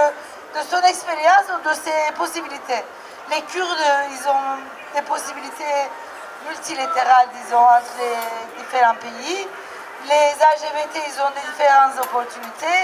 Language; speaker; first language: French; non-native, fluent; Turkish